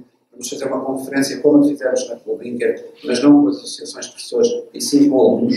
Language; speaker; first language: Portuguese; native; Portuguese